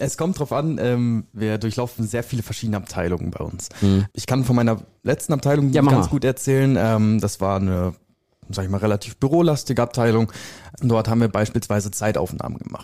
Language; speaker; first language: German; native; German